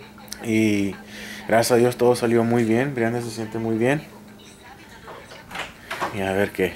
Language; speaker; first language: Spanish; native; Spanish